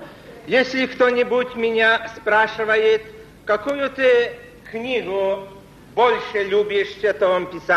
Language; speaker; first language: Russian; non-native, fluent; Polish